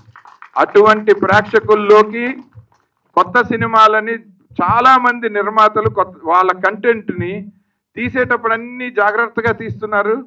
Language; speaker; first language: Telugu; native; Telugu